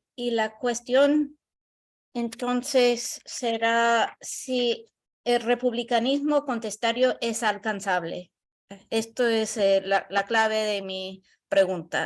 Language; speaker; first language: Spanish; non-native, learner; English